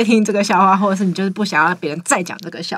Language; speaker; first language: Chinese; native; Chinese